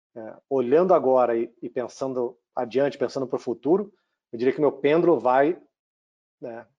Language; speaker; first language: Portuguese; native; Portuguese